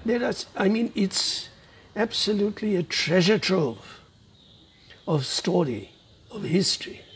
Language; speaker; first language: English; non-native, local second language; Assamese